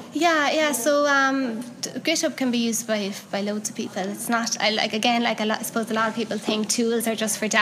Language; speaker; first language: English; native; English